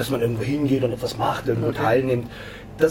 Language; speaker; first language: German; native; German